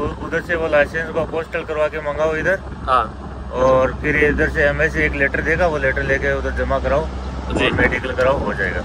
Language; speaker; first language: Hindi; native; Hindi